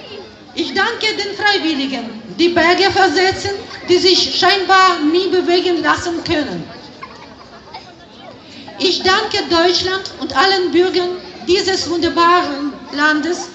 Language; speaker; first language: German; non-native, fluent; Ukrainian